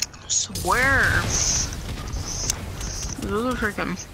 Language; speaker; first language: English; native; English